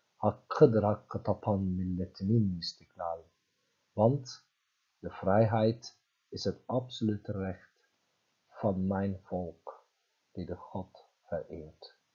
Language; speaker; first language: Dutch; non-native, fluent; Turkish